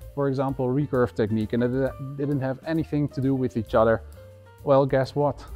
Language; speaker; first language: English; non-native, fluent; Dutch